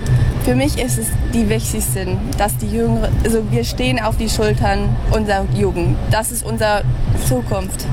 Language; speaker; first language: German; early bilingual, heritage; German